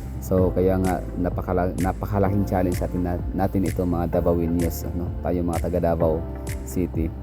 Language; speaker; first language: Filipino; non-native, local second language; Cebuano